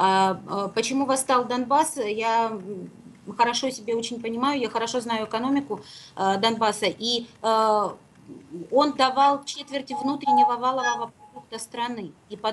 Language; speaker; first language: Russian; native; Russian